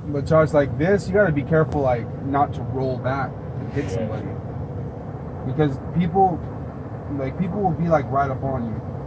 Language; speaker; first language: English; native; English